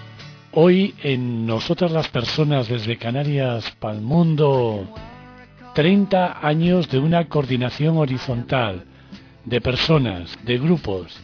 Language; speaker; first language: Spanish; native; Spanish